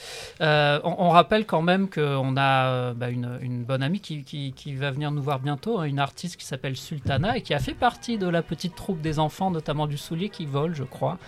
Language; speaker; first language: French; native; French